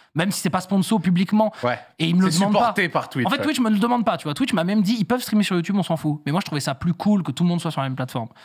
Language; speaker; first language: French; native; French